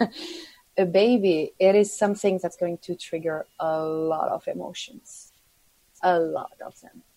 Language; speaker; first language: English; non-native, fluent; French